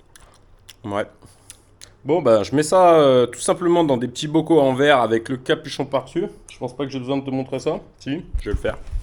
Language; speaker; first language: French; native; French